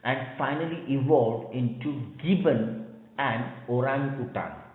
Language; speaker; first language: English; non-native, local second language; Marathi